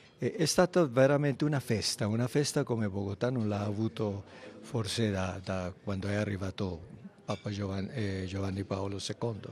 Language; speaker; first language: Italian; non-native, fluent; Spanish